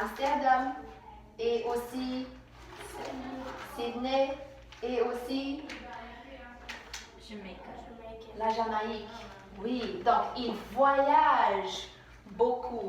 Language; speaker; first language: French; non-native, fluent; English